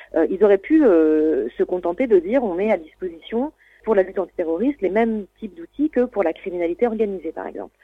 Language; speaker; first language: French; native; French